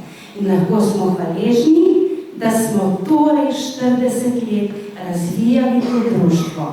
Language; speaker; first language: Slovenian; native; Slovenian